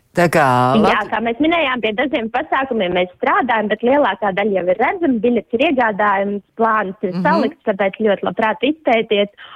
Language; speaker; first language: Latvian; early bilingual, heritage; Latvian